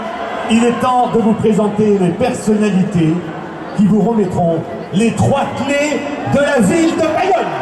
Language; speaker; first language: French; native; French